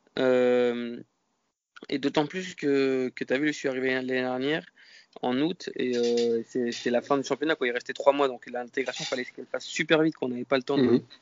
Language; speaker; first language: French; native; French